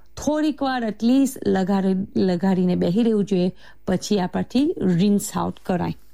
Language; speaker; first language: Gujarati; early bilingual, heritage; Gujarati